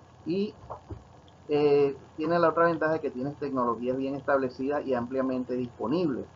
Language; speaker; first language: Spanish; native; Spanish